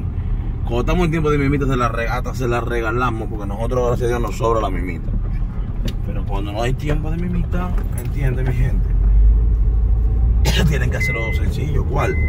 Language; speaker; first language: Spanish; native; Spanish